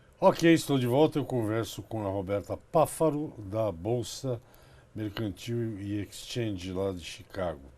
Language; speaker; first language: Portuguese; native; Portuguese